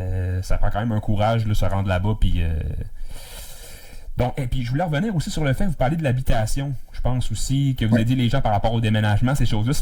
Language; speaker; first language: French; native; French